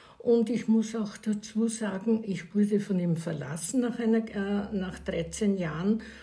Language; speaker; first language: German; native; German